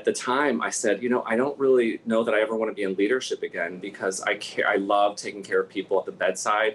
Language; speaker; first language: English; native; English